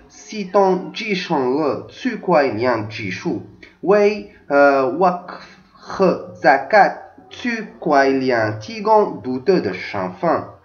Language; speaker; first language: Chinese; non-native, learner; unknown